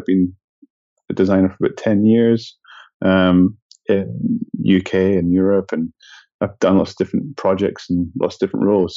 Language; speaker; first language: English; native; English